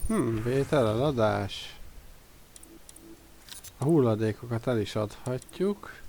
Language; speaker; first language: Hungarian; native; Hungarian